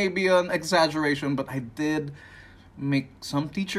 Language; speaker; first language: English; non-native, local second language; Filipino